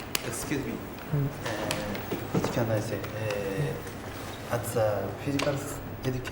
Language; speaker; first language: English; non-native, learner; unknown